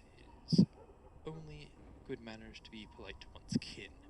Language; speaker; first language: English; native; English